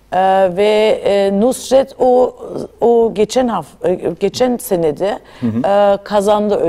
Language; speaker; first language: Turkish; early bilingual, other home language; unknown